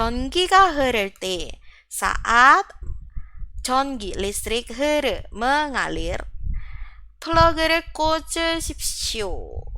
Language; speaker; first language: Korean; non-native, fluent; Indonesian